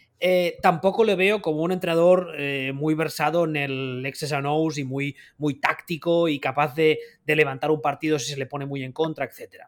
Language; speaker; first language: Spanish; native; Spanish